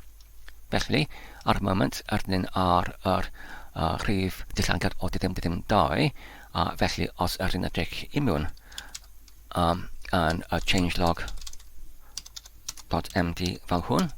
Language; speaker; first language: Welsh; non-native, fluent; English